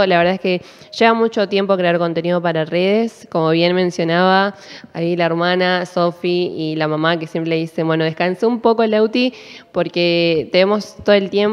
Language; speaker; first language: Spanish; native; Spanish